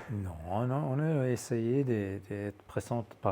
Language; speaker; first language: French; non-native, fluent; Danish